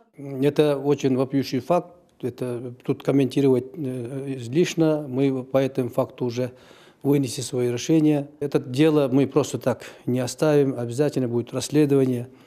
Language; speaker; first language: Russian; non-native, local second language; Kyrgyz